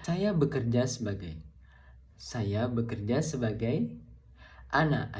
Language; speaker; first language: Indonesian; non-native, fluent; Arabic